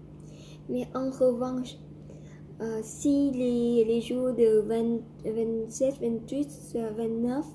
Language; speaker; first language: French; non-native, learner; Vietnamese